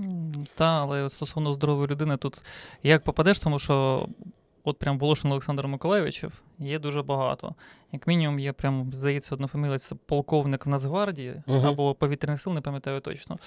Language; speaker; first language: Ukrainian; native; Ukrainian